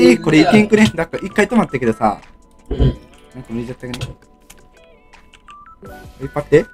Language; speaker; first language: Japanese; native; Japanese